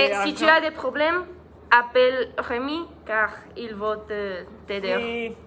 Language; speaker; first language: French; non-native, learner; Spanish